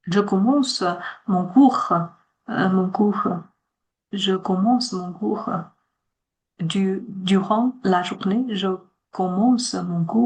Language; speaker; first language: French; non-native, learner; Chinese